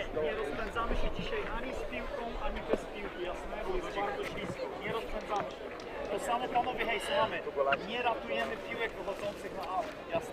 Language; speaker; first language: Polish; native; Polish